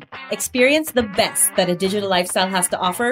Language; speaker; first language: English; non-native, local second language; Filipino